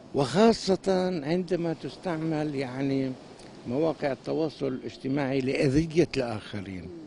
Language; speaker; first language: Arabic; native; Arabic